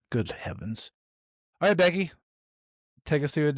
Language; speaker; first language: English; native; English